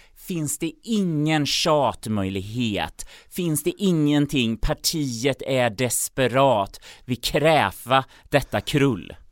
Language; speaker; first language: Swedish; native; Swedish